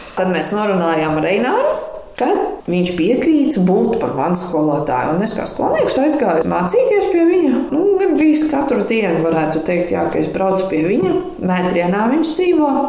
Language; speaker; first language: Latvian; native; Latvian